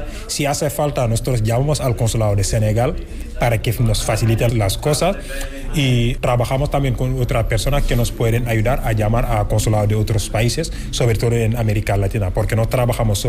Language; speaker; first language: Spanish; non-native, fluent; Wolof